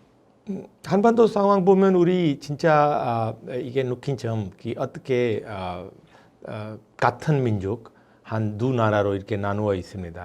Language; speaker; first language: Korean; non-native, fluent; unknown